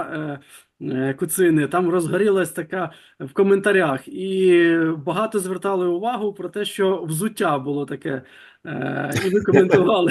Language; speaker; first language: Ukrainian; native; Ukrainian